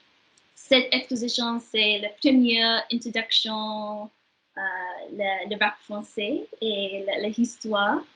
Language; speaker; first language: French; non-native, learner; English